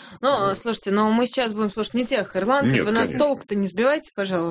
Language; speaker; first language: Russian; native; Russian